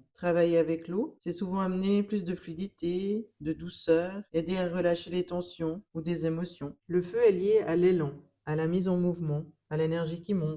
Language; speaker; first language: French; native; French